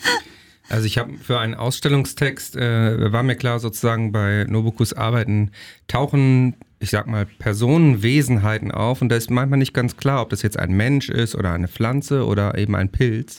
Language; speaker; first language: German; native; German